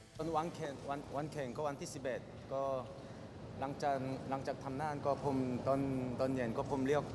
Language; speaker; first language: Thai; non-native, fluent; Korean